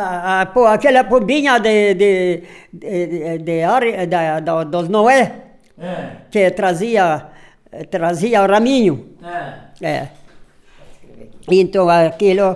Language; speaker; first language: Portuguese; non-native, local second language; Polish